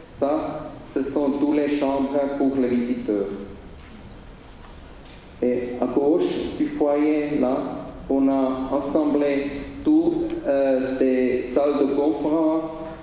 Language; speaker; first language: French; non-native, local second language; Swiss German